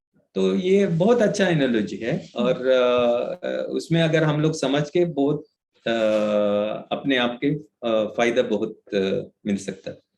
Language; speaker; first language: Hindi; native; Hindi